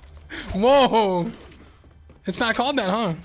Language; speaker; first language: English; native; English